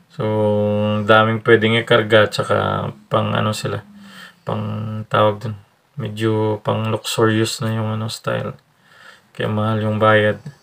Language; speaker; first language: Filipino; native; Filipino